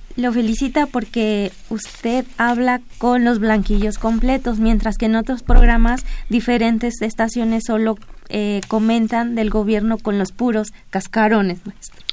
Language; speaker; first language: Spanish; native; Spanish